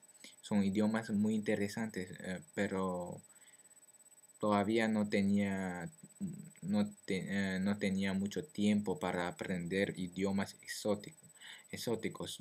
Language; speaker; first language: Spanish; non-native, learner; French